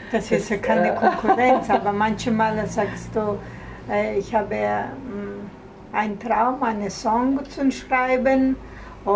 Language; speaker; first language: German; non-native, learner; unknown